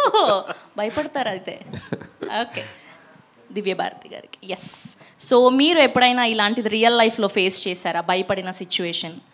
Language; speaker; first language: Telugu; native; Telugu